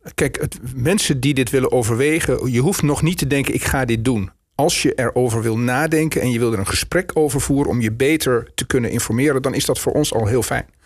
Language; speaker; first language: Dutch; native; Dutch